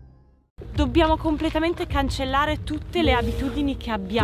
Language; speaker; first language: Italian; native; Italian